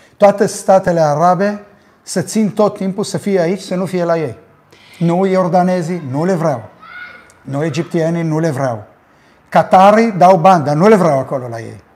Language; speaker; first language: Romanian; early bilingual, heritage; Romanian